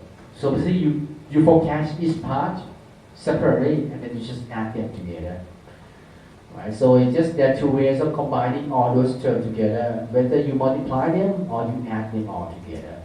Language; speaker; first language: English; non-native, fluent; Thai